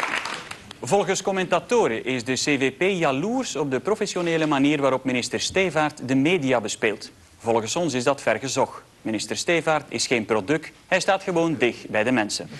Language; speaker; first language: Dutch; native; Dutch